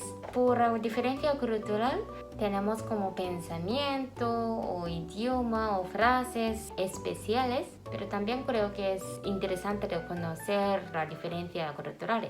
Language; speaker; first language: Spanish; non-native, fluent; Japanese